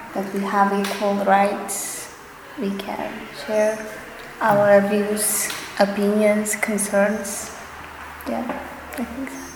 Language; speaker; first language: English; non-native, fluent; Russian